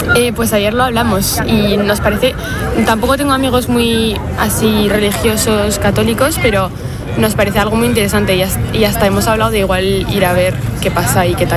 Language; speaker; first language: Spanish; non-native, fluent; French